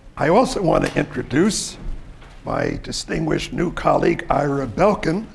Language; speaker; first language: English; native; English